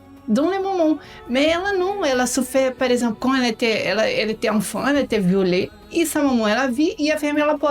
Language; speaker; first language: French; non-native, learner; Portuguese